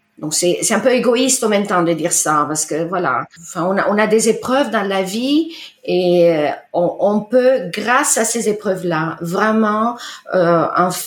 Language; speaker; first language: French; non-native, fluent; Italian